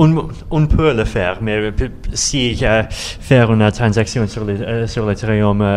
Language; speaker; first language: French; non-native, learner; Russian